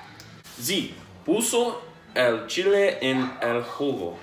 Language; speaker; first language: Spanish; non-native, learner; English